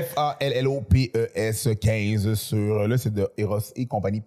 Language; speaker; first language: French; native; French